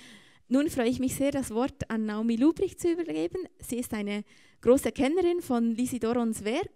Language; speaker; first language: German; native; German